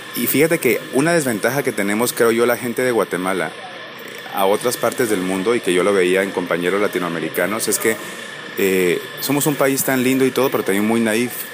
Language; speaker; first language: Spanish; native; Spanish